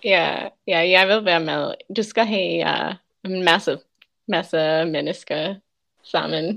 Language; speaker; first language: Danish; non-native, learner; English